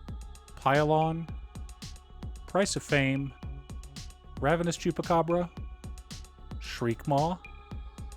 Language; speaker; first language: English; native; English